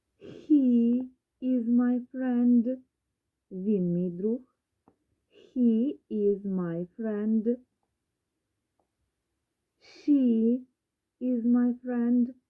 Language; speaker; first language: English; non-native, fluent; Ukrainian